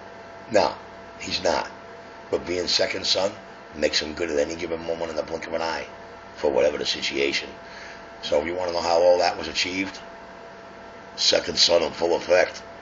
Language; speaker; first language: English; native; English